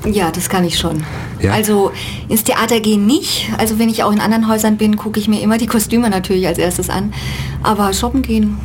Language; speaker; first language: German; non-native, learner; Chinese